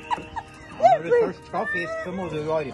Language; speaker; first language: Norwegian; native; Norwegian